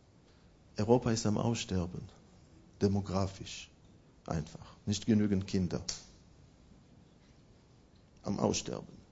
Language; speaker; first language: German; non-native, fluent; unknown